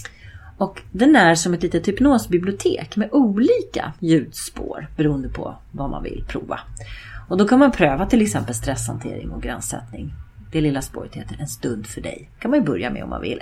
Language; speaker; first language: Swedish; native; Swedish